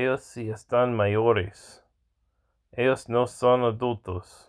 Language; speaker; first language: Spanish; non-native, learner; English